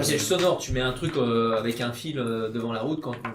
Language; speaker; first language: French; native; French